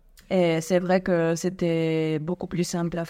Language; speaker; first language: French; non-native, fluent; Spanish